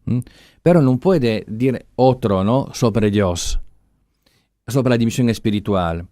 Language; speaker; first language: Spanish; non-native, fluent; Italian